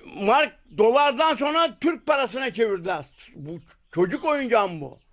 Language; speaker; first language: Turkish; native; Turkish